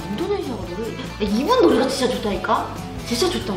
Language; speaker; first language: Korean; native; Korean